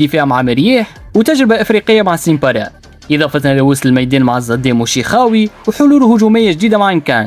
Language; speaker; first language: Arabic; native; Arabic